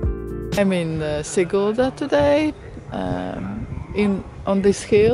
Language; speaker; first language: English; non-native, fluent; Latvian